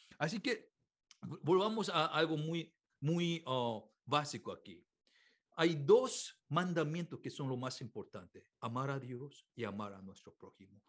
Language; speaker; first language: Spanish; non-native, fluent; Korean